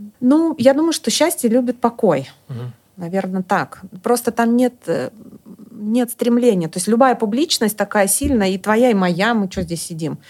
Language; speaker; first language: Russian; native; Russian